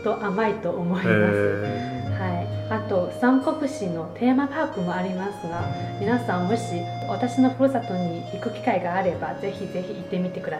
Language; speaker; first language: Japanese; non-native, fluent; Chinese